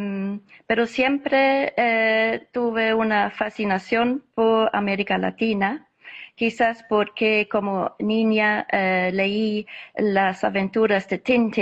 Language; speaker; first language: Spanish; non-native, fluent; English